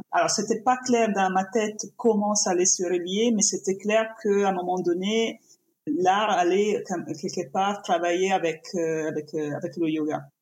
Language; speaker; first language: French; non-native, fluent; Italian